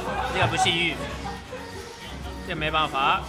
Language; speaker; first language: Chinese; non-native, fluent; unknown